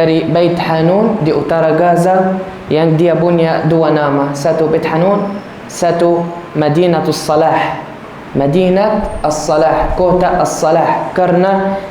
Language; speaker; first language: Indonesian; non-native, learner; Arabic